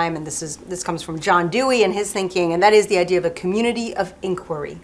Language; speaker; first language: English; early bilingual, other home language; French